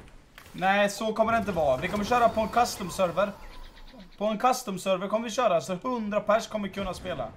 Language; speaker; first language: Swedish; native; Swedish